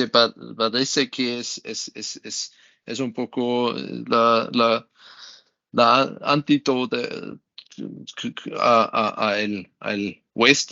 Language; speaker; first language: Spanish; non-native, learner; German